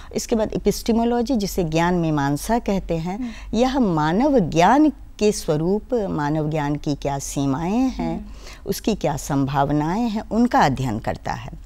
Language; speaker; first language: Hindi; native; Hindi